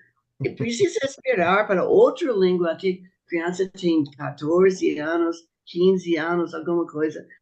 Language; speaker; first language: Portuguese; non-native, fluent; English